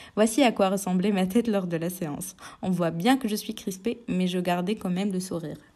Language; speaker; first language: French; non-native, local second language; Arabic